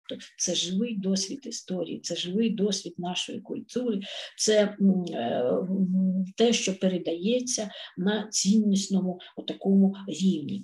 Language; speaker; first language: Ukrainian; native; Ukrainian